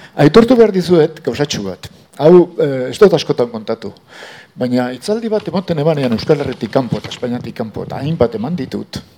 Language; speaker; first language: Basque; native; Basque